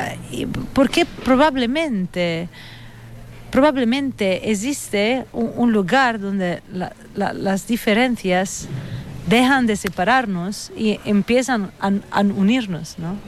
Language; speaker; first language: Spanish; non-native, fluent; Italian